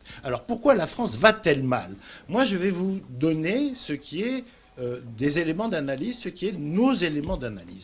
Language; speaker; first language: French; native; French